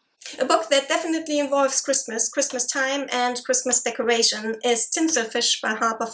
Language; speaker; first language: English; non-native, fluent; German